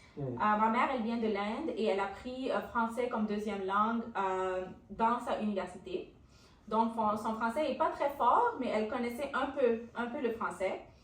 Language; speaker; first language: French; early bilingual, other home language; Urdu